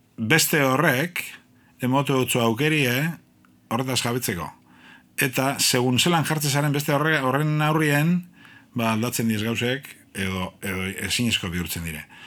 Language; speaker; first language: Basque; native; Basque